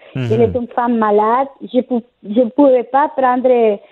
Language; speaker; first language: French; non-native, fluent; Spanish